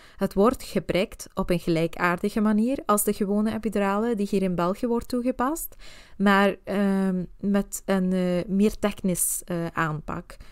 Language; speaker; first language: Dutch; non-native, fluent; Swedish